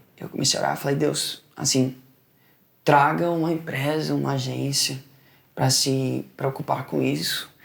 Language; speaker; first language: Portuguese; non-native, fluent; Spanish